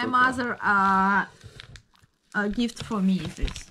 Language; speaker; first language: English; non-native, learner; Russian